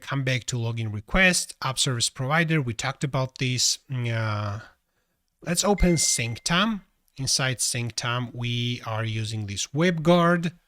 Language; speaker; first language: English; non-native, fluent; Georgian